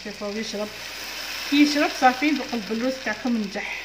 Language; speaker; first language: Arabic; native; Arabic